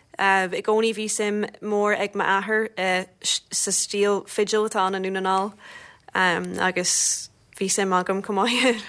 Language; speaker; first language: Irish; non-native, local second language; English